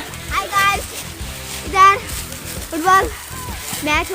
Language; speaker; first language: Hindi; non-native, local second language; Assamese